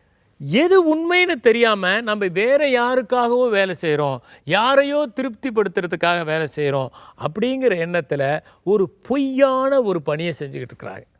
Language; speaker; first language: Tamil; native; Tamil